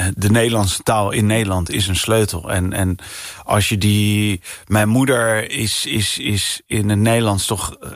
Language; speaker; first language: Dutch; early bilingual, other home language; English